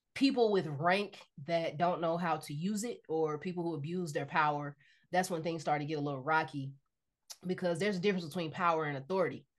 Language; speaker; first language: English; native; English